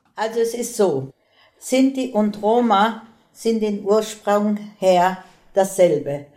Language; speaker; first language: German; non-native, local second language; Romany